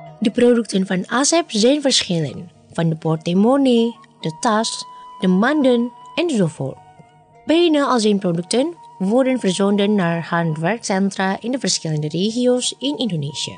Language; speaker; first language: Dutch; non-native, fluent; Indonesian